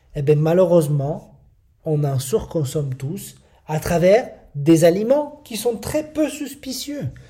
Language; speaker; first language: French; non-native, fluent; Italian